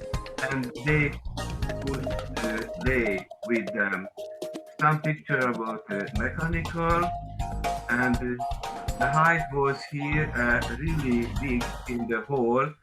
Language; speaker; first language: English; non-native, learner; Hungarian